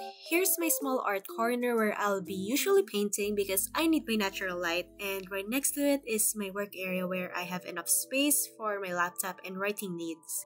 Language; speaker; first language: English; non-native, local second language; Filipino